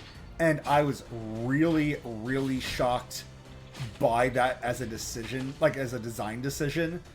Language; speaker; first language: English; native; English